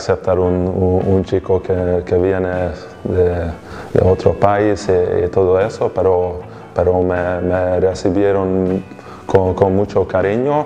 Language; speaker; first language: Spanish; non-native, fluent; Hungarian